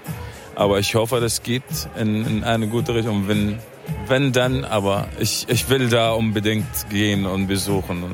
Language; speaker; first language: German; non-native, fluent; Arabic